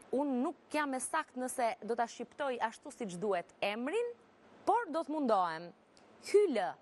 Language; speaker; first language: Albanian; native; Albanian